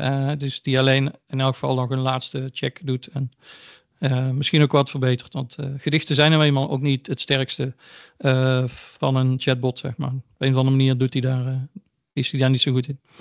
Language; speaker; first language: Dutch; native; Dutch